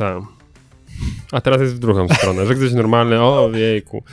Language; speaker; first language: Polish; native; Polish